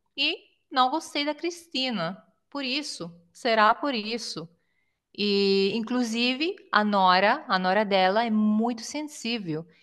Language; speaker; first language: Portuguese; non-native, fluent; Italian